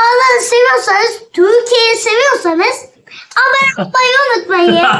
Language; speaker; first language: Turkish; native; Turkish